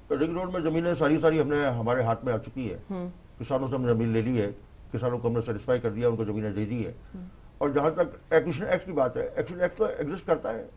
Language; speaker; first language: Hindi; native; Hindi